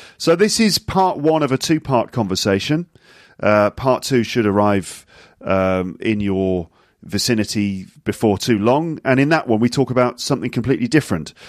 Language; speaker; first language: English; native; English